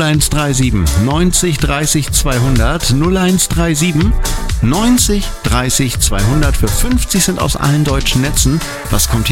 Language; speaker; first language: German; native; German